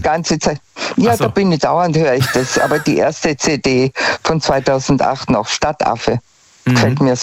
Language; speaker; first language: German; native; German